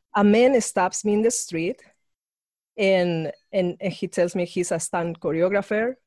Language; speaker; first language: English; non-native, fluent; Spanish